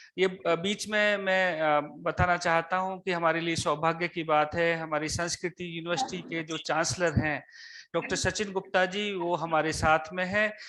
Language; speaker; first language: Hindi; native; Hindi